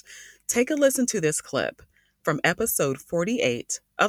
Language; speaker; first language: English; native; English